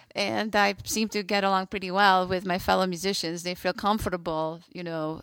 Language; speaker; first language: English; non-native, fluent; Hungarian